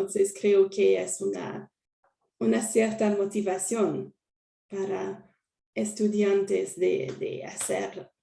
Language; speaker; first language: Spanish; non-native, learner; French